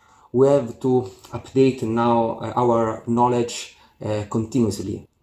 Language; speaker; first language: English; non-native, learner; Italian